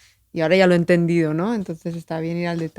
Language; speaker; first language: Spanish; native; Spanish